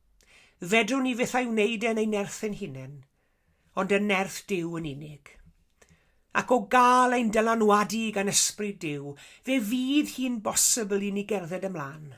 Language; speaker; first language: Welsh; native; Welsh